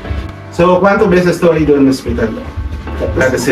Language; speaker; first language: Spanish; non-native, learner; Filipino